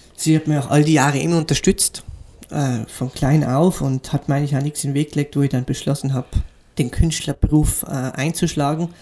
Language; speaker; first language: German; native; German